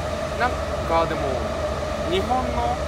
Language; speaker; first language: Japanese; native; Japanese